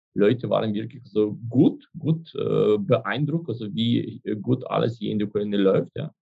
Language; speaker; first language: German; non-native, fluent; Ukrainian